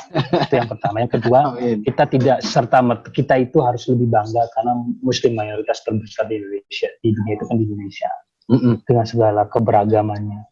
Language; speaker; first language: Indonesian; native; Indonesian